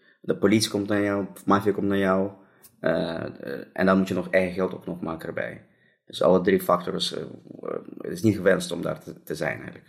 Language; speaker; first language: Dutch; non-native, fluent; Russian